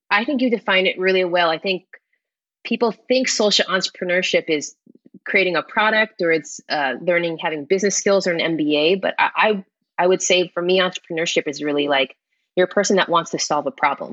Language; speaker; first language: English; native; English